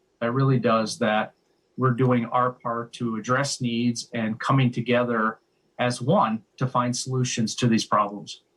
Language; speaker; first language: English; native; English